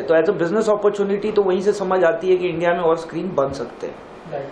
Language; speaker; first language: Hindi; native; Hindi